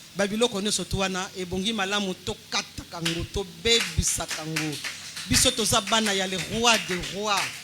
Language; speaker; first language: Lingala; non-native, local second language; Kongo